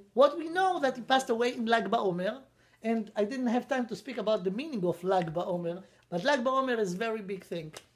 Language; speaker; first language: English; non-native, fluent; Hebrew